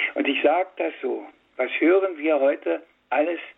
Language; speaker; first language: German; native; German